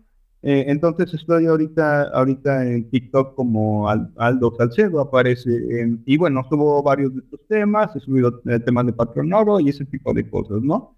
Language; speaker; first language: Spanish; native; Spanish